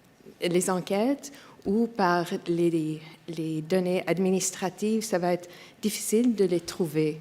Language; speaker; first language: French; non-native, local second language; English